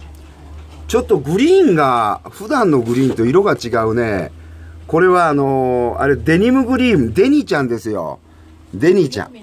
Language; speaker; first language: Japanese; native; Japanese